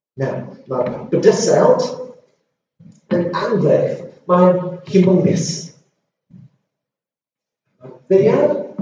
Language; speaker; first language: Welsh; non-native, local second language; English